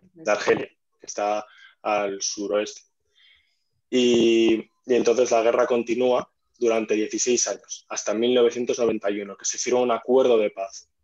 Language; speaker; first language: Spanish; non-native, fluent; Arabic